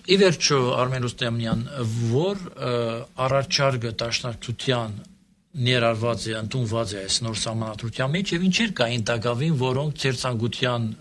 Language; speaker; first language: Armenian; early bilingual, heritage; Armenian